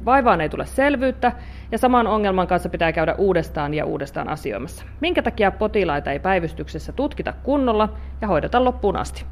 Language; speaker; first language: Finnish; native; Finnish